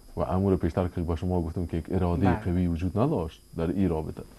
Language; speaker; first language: Persian; native; Persian